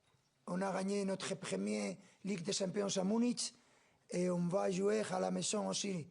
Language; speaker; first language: French; non-native, fluent; Spanish